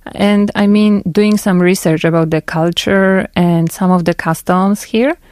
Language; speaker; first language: English; non-native, fluent; Polish